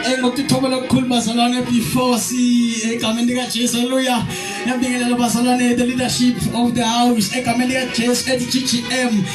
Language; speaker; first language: Zulu; non-native, local second language; Swati